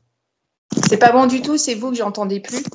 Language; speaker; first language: French; native; French